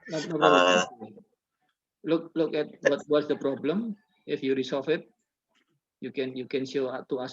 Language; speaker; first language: English; non-native, learner; Indonesian